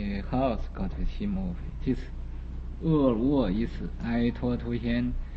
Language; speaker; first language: English; non-native, learner; Chinese